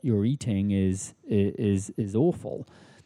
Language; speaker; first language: English; native; English